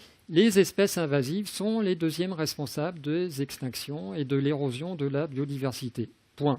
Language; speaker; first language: French; native; French